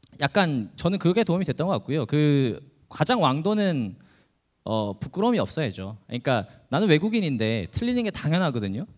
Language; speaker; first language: Korean; native; Korean